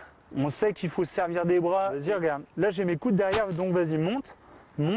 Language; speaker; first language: French; native; French